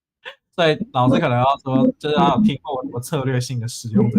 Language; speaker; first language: Chinese; native; Chinese